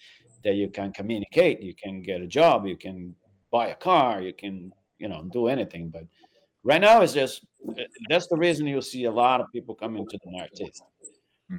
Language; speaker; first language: English; non-native, fluent; Portuguese